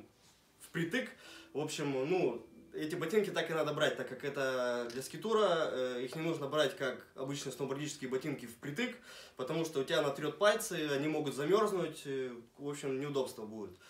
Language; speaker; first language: Russian; native; Russian